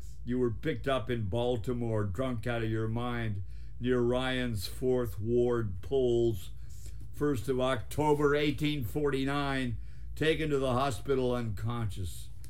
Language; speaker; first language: English; native; English